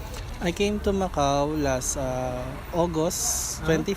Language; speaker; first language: English; non-native, learner; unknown